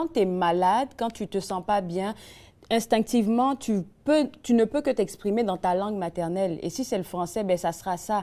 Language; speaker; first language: French; native; French